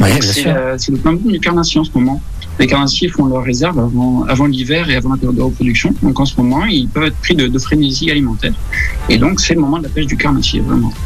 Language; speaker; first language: French; native; French